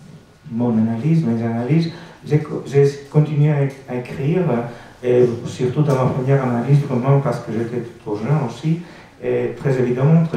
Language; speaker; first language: French; non-native, fluent; Greek